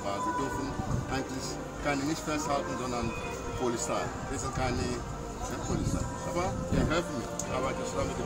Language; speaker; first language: German; non-native, fluent; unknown